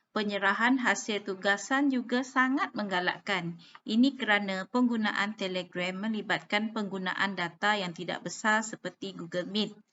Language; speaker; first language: Malay; native; Malay